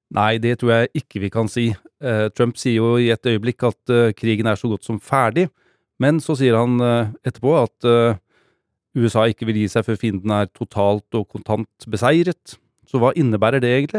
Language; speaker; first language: Norwegian; native; Norwegian